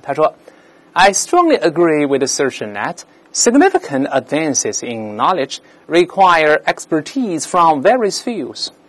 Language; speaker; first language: English; non-native, fluent; Chinese